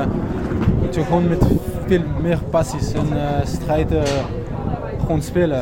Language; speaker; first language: Dutch; non-native, fluent; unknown